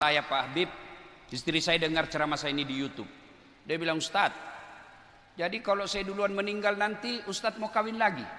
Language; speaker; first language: Indonesian; non-native, local second language; Buginese